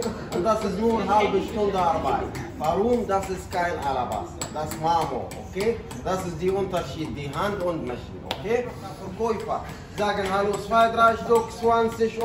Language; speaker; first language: German; non-native, learner; Arabic